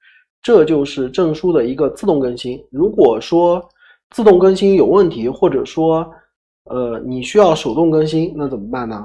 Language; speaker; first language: Chinese; native; Chinese